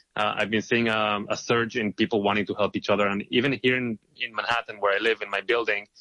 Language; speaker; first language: English; non-native, fluent; Hebrew